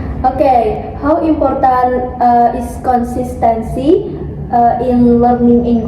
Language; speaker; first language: English; non-native, learner; Indonesian